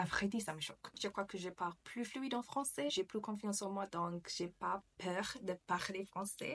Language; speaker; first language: French; non-native, learner; English